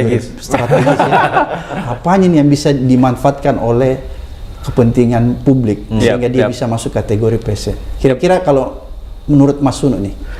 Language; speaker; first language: Indonesian; native; Indonesian